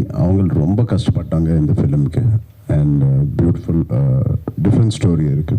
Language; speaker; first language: Tamil; non-native, learner; Telugu